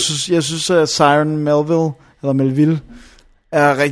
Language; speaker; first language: Danish; native; Danish